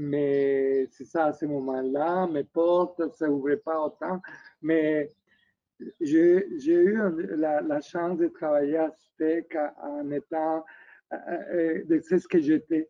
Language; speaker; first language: French; early bilingual, other home language; Spanish